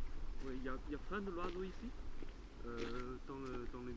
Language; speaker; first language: French; non-native, learner; Chinese